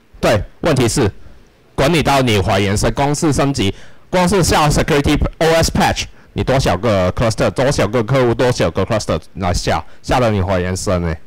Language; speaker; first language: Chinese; non-native, local second language; Cantonese